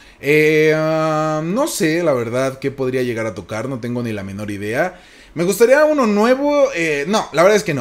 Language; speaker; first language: Spanish; native; Spanish